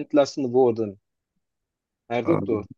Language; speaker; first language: German; non-native, learner; Turkish